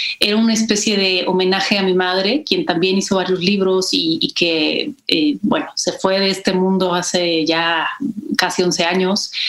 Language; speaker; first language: Spanish; early bilingual, other home language; Polish